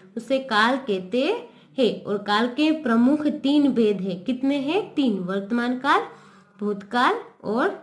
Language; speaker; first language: Hindi; non-native, local second language; Gujarati